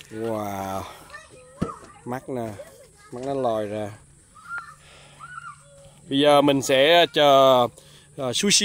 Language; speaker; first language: Vietnamese; native; Vietnamese